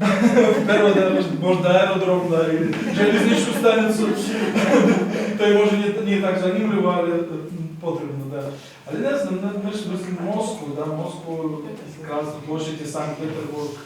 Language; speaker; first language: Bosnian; non-native, fluent; Russian